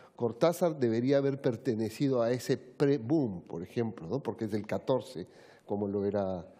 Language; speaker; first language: Spanish; native; Spanish